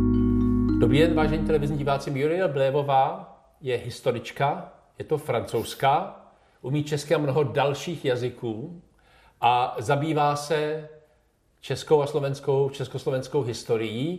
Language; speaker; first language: Czech; native; Czech